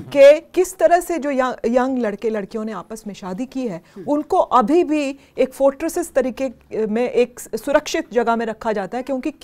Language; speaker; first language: Hindi; native; Hindi